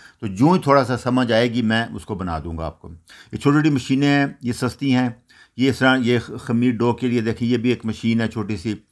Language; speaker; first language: Urdu; non-native, local second language; Punjabi